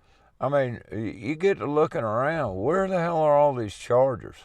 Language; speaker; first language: English; native; English